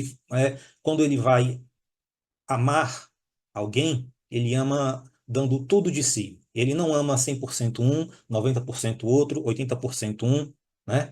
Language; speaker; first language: Portuguese; native; Portuguese